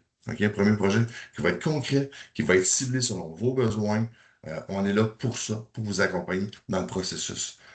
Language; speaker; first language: French; native; French